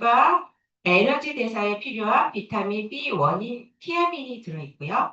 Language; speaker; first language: Korean; native; Korean